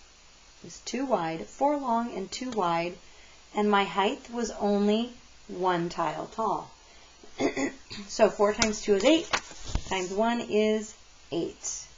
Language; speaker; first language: English; native; English